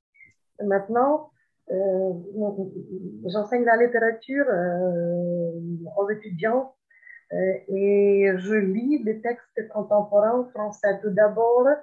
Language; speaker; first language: French; non-native, fluent; Ukrainian